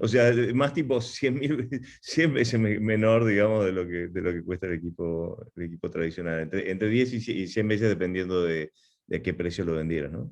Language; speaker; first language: Spanish; native; Spanish